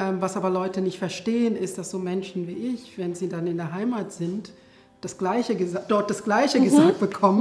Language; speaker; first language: German; early bilingual, other home language; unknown